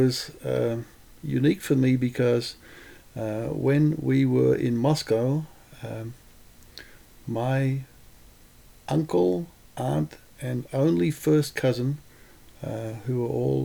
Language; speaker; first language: English; non-native, local second language; Lithuanian